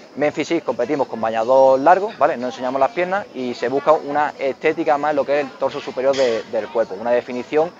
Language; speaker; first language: Spanish; native; Spanish